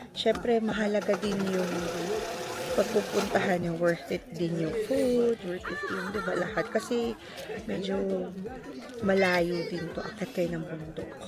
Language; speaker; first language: Filipino; native; Filipino